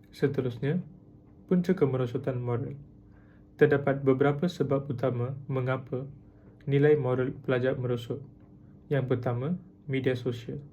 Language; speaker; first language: Malay; non-native, local second language; Tamil